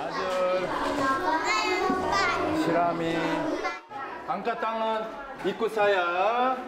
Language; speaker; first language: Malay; non-native, learner; Korean